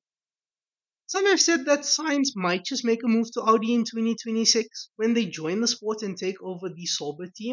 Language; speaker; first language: English; native; English